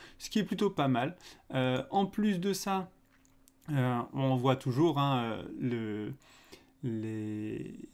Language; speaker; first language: French; native; French